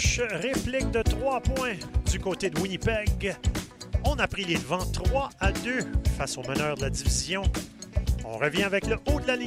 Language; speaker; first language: French; native; French